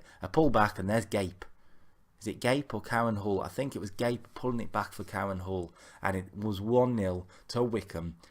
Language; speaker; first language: English; native; English